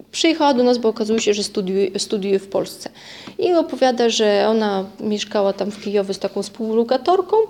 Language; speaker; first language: Polish; non-native, fluent; Russian